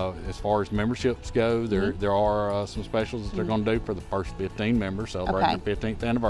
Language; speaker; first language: English; native; English